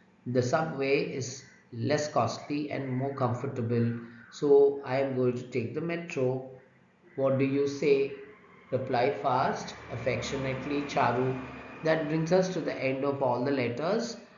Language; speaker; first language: English; non-native, local second language; Tamil